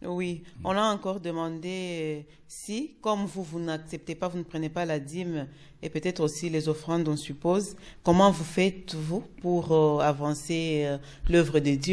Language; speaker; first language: French; non-native, local second language; Lingala